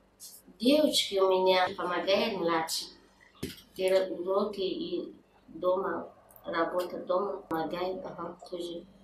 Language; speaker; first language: Russian; non-native, learner; Tajik